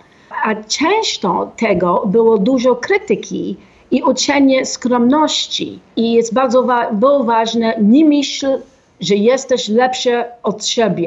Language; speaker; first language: Polish; non-native, fluent; English